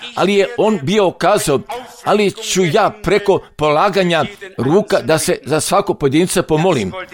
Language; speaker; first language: Croatian; non-native, fluent; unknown